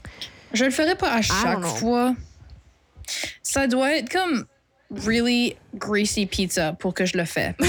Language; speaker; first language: French; non-native, local second language; English